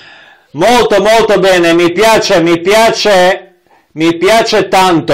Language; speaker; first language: Italian; non-native, learner; Croatian